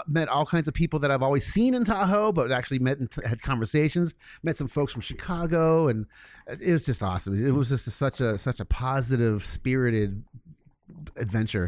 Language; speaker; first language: English; native; English